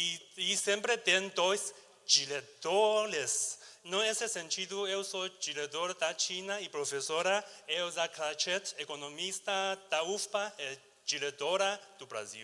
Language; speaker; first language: Portuguese; non-native, learner; Chinese